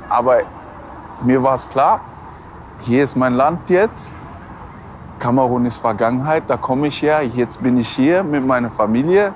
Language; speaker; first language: German; early bilingual, other home language; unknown